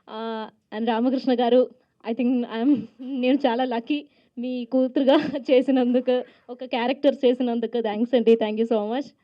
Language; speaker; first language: Telugu; non-native, local second language; Malayalam